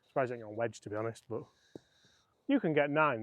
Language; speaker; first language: English; native; English